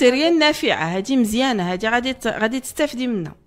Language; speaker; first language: Arabic; native; Arabic